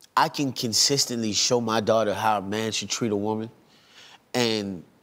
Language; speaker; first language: English; native; English